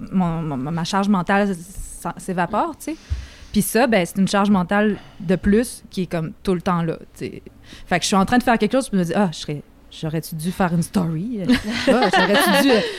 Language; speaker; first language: French; native; French